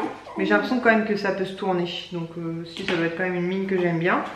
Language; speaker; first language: French; native; French